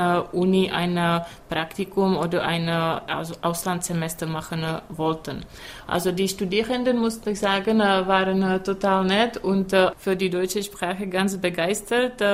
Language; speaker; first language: German; non-native, fluent; Czech